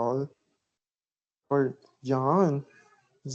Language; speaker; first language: English; non-native, learner; Spanish